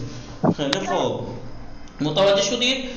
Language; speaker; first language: Persian; non-native, fluent; Urdu